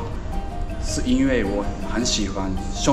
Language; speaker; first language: Chinese; non-native, learner; Japanese